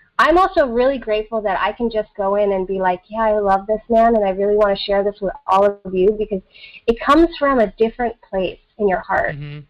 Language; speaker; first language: English; early bilingual, other home language; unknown